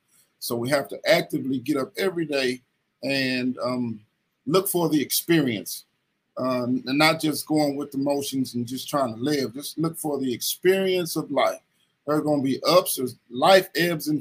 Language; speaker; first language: English; native; English